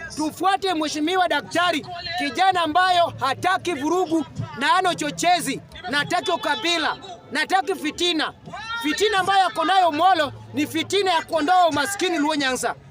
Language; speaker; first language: Swahili; non-native, local second language; Luo (Kenya and Tanzania)